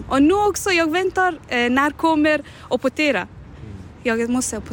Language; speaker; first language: Swedish; non-native, learner; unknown